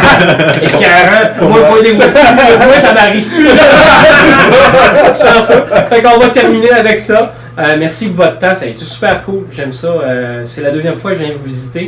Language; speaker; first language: French; native; French